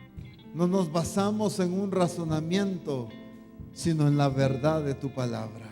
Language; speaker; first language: Spanish; native; Spanish